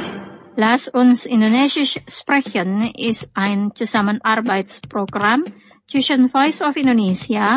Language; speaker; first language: German; non-native, fluent; Indonesian